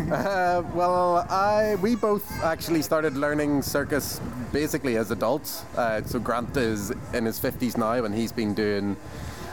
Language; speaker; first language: English; native; English